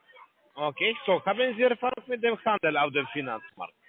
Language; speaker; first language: German; non-native, learner; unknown